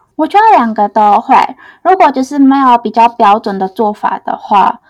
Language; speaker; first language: Chinese; non-native, fluent; Indonesian